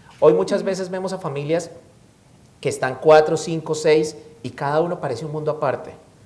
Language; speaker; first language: Spanish; native; Spanish